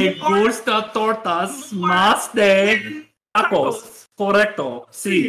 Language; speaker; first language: Spanish; non-native, learner; English